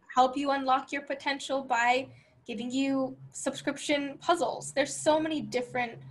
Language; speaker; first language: English; native; English